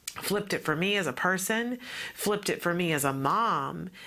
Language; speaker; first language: English; native; English